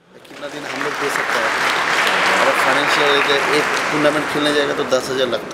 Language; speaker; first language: Hindi; non-native, local second language; Bangla